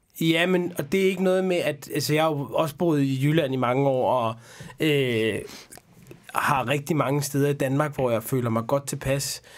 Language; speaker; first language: Danish; early bilingual, other home language; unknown